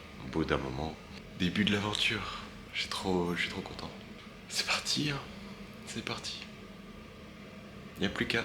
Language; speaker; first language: French; native; French